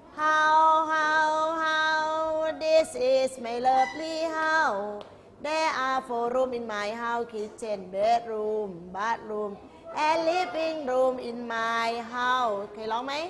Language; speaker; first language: English; non-native, learner; Thai